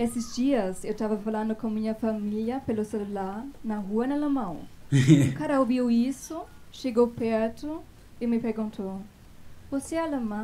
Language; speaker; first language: Portuguese; non-native, fluent; German